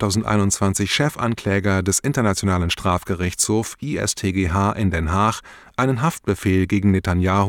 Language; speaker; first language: German; native; German